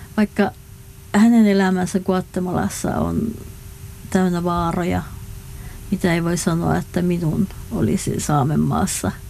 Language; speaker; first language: Finnish; non-native, local second language; Northern Sami